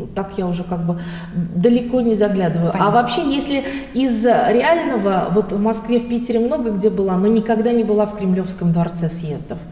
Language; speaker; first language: Russian; native; Russian